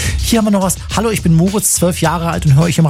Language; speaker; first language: German; native; German